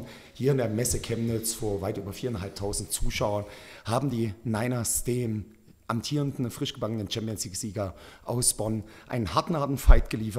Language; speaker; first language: German; native; German